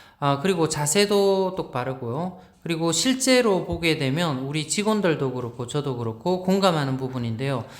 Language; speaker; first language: Korean; native; Korean